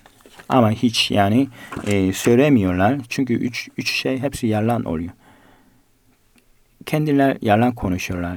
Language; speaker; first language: Turkish; non-native, fluent; Korean